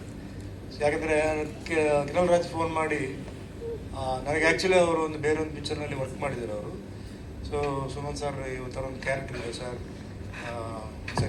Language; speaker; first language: Kannada; non-native, fluent; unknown